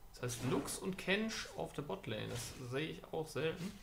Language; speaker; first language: German; native; German